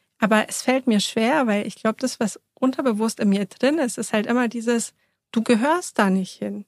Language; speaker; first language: German; early bilingual, other home language; Persian